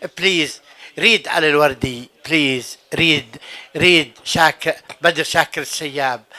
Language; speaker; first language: English; non-native, fluent; Arabic